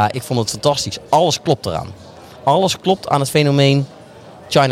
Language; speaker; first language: Dutch; native; Dutch